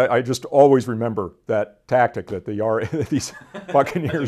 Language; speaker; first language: English; native; English